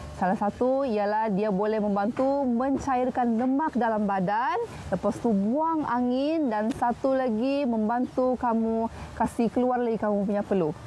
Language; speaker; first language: Malay; native; Malay